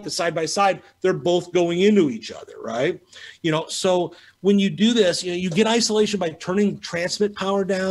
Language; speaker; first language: English; native; English